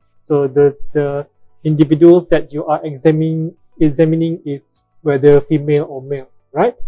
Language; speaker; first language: English; non-native, local second language; Malay